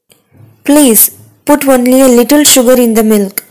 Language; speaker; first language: English; non-native, local second language; Tamil